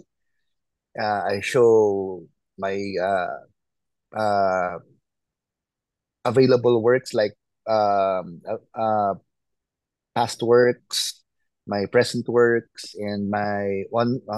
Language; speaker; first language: English; non-native, local second language; Filipino